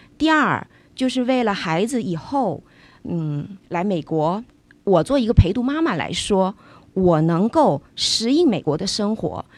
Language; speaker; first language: Chinese; native; Chinese